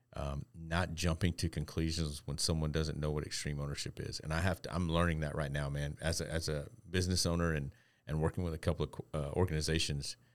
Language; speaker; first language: English; native; English